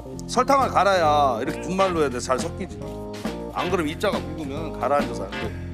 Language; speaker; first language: Korean; native; Korean